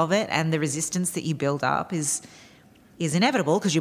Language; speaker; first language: English; native; English